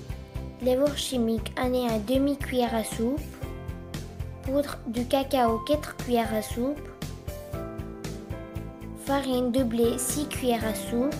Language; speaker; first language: French; non-native, fluent; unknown